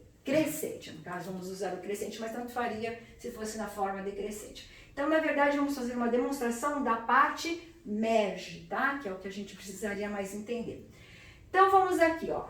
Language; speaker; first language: Portuguese; native; Portuguese